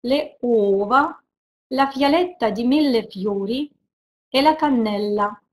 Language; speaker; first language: Italian; non-native, fluent; Russian